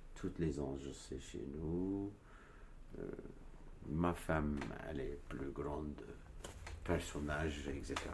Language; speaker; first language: French; non-native, learner; Turkish